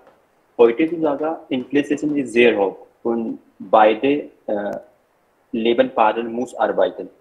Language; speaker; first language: German; non-native, learner; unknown